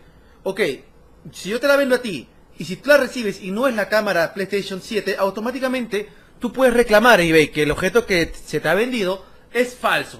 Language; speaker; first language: Spanish; native; Spanish